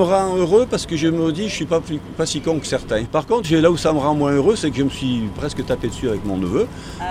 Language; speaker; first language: French; native; French